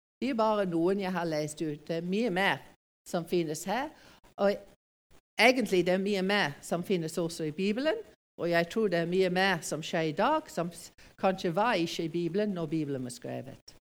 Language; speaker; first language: Norwegian; non-native, fluent; English